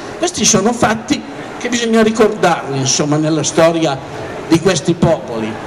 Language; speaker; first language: Italian; native; Italian